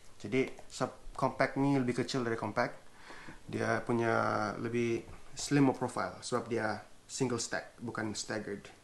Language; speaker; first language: Malay; native; Malay